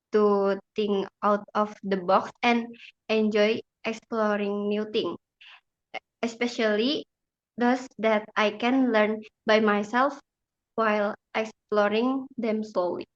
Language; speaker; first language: English; non-native, learner; Indonesian